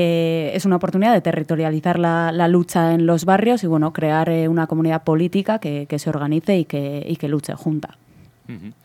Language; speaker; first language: Spanish; native; Spanish